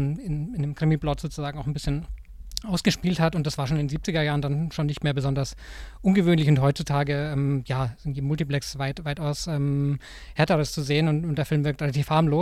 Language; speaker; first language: German; native; German